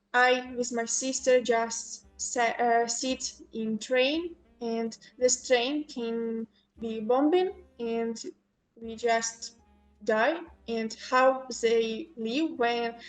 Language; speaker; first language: English; non-native, local second language; Ukrainian